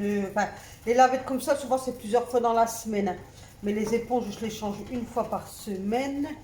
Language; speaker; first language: French; native; French